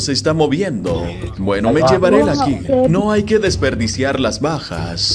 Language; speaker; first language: Spanish; native; Spanish